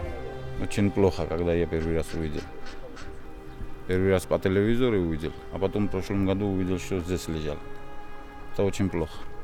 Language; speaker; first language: Russian; non-native, fluent; Georgian